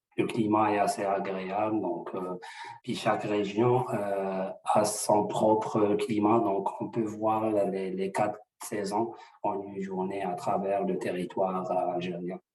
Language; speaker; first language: French; non-native, local second language; Arabic